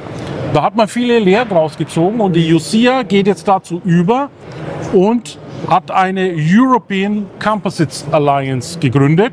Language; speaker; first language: German; native; German